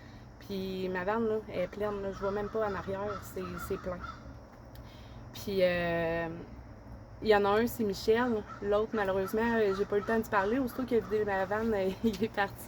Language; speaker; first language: French; native; French